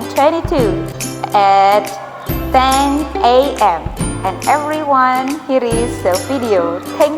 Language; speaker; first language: English; non-native, fluent; Indonesian